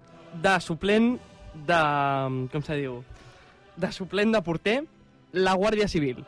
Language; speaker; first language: Catalan; native; Catalan